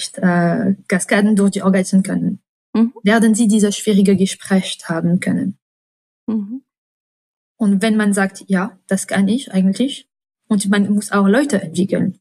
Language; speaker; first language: German; non-native, fluent; French